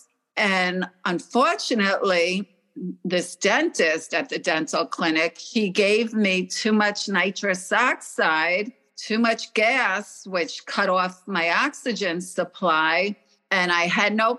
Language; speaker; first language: English; native; English